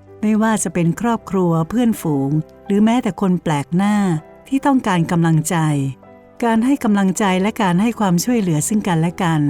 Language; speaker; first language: Thai; native; Thai